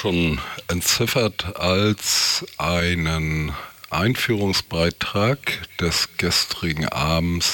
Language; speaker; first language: German; native; German